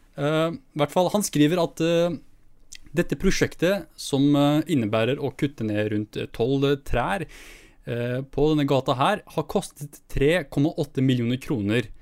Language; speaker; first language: Norwegian; early bilingual, other home language; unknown